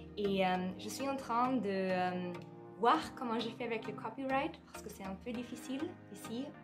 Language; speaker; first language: French; non-native, fluent; German